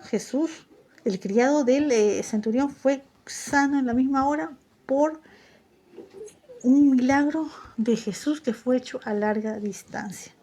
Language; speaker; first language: Spanish; native; Spanish